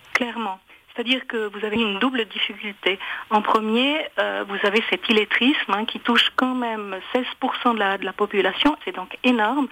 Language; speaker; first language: French; native; French